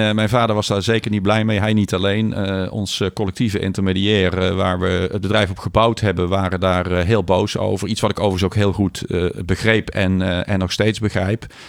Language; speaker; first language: Dutch; native; Dutch